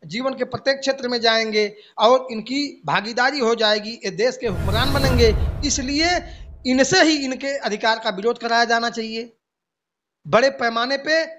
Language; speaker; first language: Hindi; native; Hindi